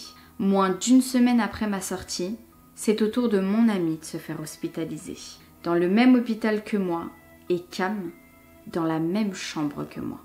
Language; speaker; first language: French; native; French